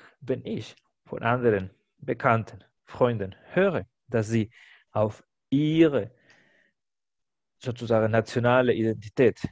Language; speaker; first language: German; non-native, fluent; Spanish